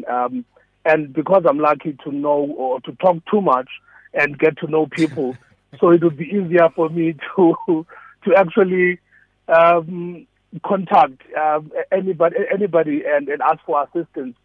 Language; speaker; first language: English; non-native, local second language; Xhosa